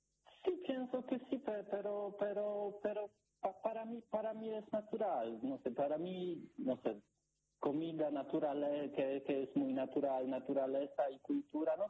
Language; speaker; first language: Spanish; non-native, learner; Polish